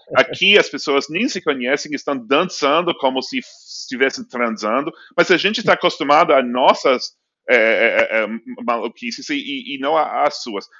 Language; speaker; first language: Portuguese; non-native, fluent; English